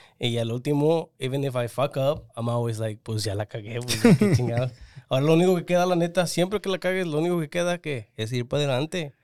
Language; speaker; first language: Spanish; early bilingual, heritage; Spanish